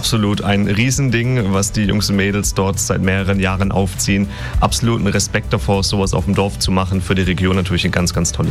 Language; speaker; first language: German; native; German